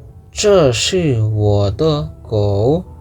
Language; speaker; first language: Chinese; non-native, fluent; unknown